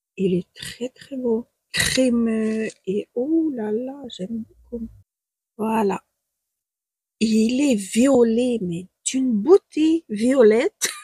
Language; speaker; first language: French; non-native, fluent; Ukrainian